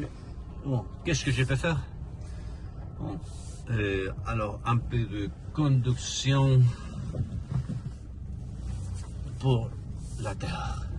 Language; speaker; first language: French; non-native, learner; Spanish